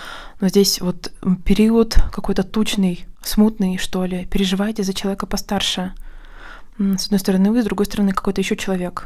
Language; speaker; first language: Russian; native; Russian